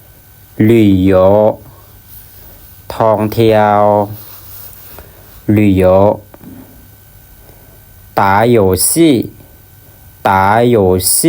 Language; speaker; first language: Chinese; non-native, fluent; Lao